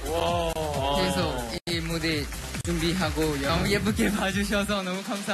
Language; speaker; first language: Korean; non-native, learner; Thai